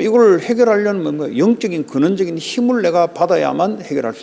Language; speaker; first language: Korean; native; Korean